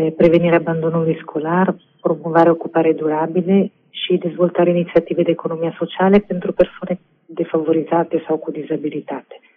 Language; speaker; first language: Romanian; non-native, fluent; Italian